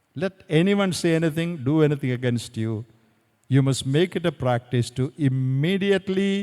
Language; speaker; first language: English; non-native, local second language; Malayalam